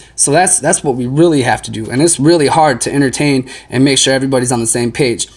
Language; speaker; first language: English; native; English